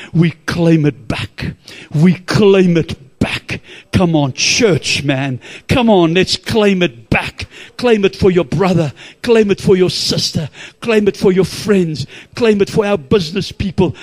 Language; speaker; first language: English; non-native, local second language; Afrikaans